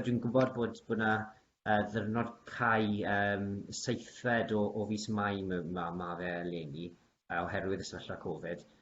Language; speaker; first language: Welsh; native; Welsh